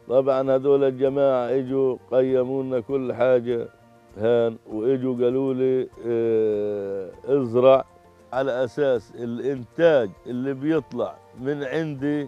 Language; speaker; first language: Arabic; native; Arabic